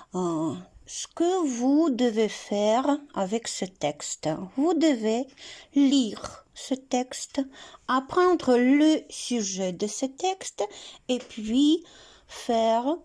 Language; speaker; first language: French; non-native, fluent; Ukrainian